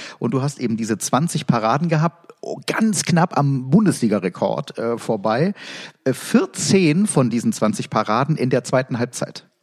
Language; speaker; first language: German; native; German